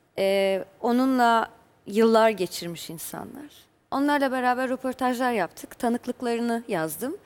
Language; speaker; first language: Turkish; native; Turkish